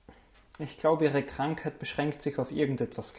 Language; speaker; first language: German; native; German